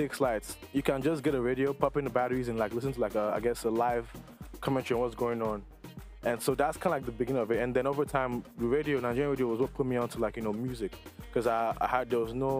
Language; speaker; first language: English; non-native, local second language; Igbo